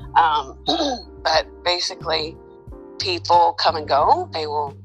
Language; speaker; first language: English; native; English